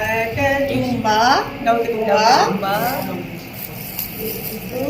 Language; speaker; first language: Malay; native; Malay